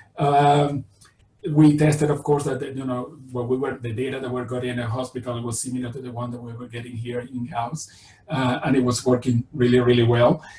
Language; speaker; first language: English; non-native, fluent; Spanish